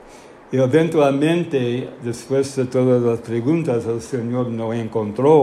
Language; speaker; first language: Spanish; non-native, fluent; English